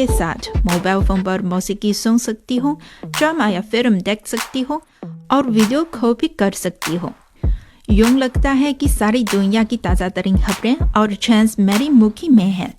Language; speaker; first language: Urdu; non-native, fluent; Chinese